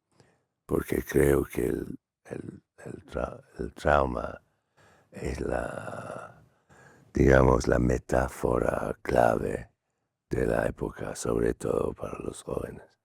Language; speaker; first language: Spanish; non-native, fluent; English